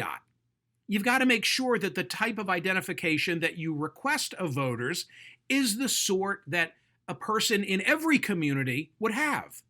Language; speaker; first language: English; native; English